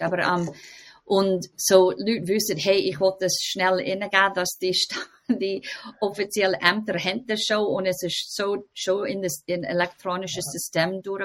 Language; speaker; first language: German; non-native, fluent; English